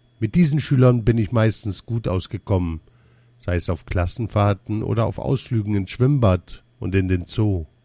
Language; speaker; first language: German; early bilingual, other home language; Russian